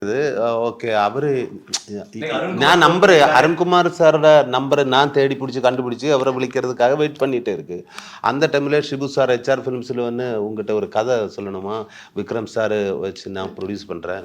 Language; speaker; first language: Tamil; non-native, learner; Malayalam